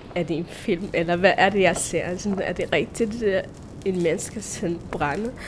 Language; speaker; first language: Danish; non-native, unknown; Tigrinya